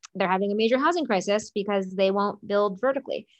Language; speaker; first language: English; native; English